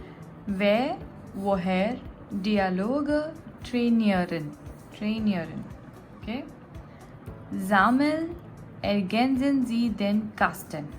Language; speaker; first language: German; non-native, fluent; Gujarati